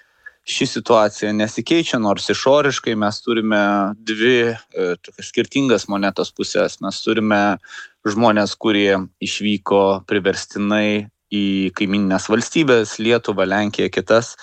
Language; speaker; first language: Lithuanian; native; Lithuanian